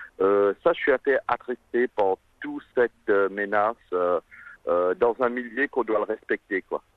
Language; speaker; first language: French; non-native, local second language; Morisyen